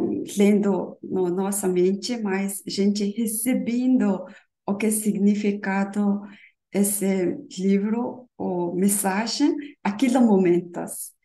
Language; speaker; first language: Portuguese; non-native, learner; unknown